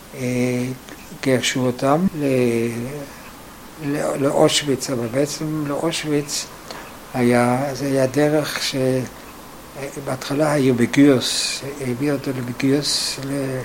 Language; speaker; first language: Hebrew; non-native, fluent; German